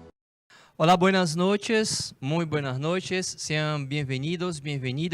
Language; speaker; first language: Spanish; non-native, fluent; Portuguese